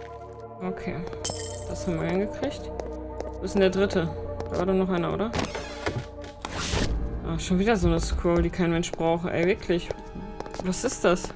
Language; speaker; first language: German; native; German